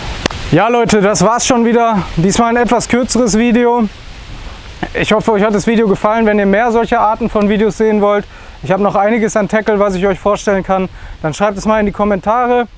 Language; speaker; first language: German; native; German